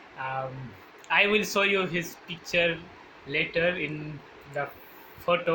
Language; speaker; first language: English; non-native, learner; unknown